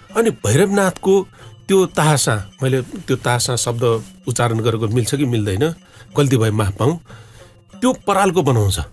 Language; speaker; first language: Nepali; non-native, local second language; Newari